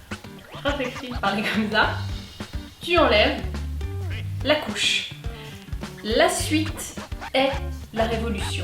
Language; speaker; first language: French; native; French